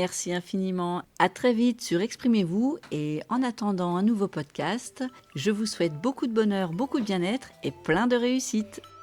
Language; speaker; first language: French; native; French